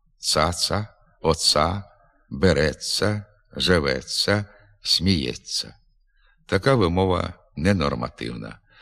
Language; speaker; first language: Ukrainian; native; Ukrainian